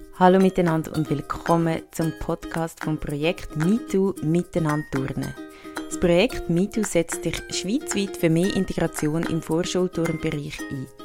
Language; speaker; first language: German; native; German